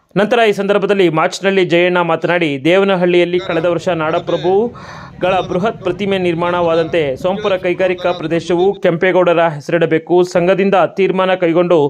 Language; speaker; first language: Kannada; native; Kannada